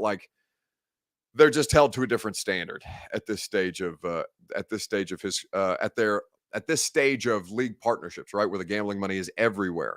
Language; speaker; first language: English; native; English